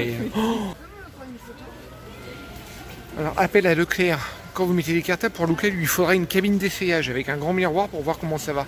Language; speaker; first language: French; native; French